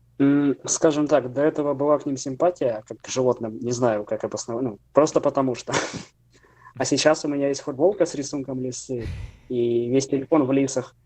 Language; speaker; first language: Russian; native; Russian